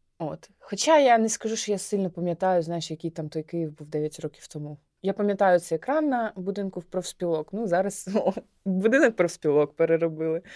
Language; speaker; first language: Ukrainian; non-native, local second language; Russian